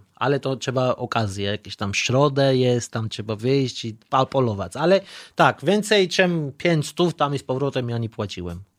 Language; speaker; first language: Polish; non-native, fluent; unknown